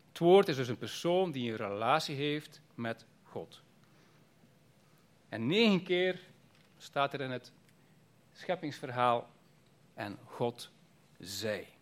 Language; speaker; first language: Dutch; native; Dutch